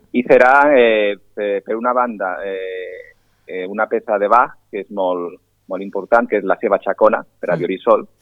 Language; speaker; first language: Catalan; non-native, local second language; Galician